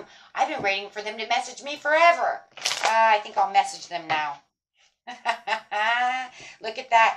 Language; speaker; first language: English; native; English